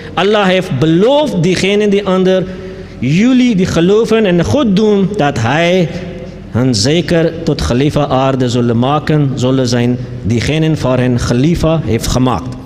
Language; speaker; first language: Dutch; non-native, learner; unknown